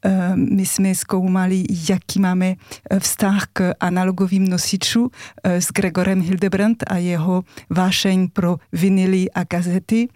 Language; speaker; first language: Czech; non-native, fluent; French